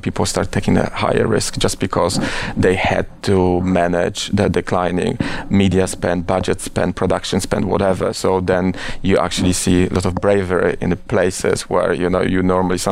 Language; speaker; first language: English; non-native, fluent; Polish